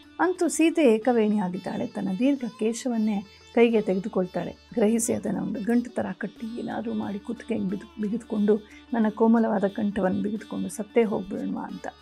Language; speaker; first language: Kannada; native; Kannada